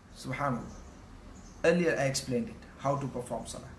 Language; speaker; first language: English; non-native, local second language; Urdu